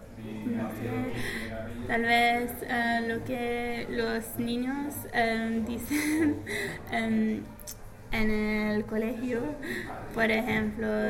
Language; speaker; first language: Spanish; non-native, learner; English